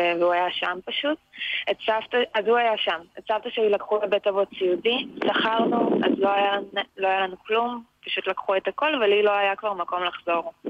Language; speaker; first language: Hebrew; early bilingual, other home language; Russian